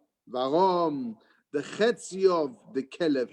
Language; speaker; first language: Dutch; non-native, fluent; English